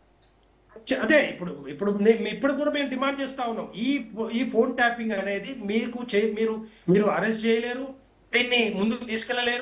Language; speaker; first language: Telugu; native; Telugu